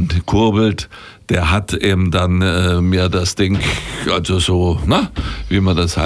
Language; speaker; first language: German; native; German